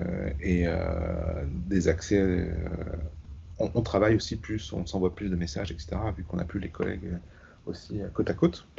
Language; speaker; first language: French; native; French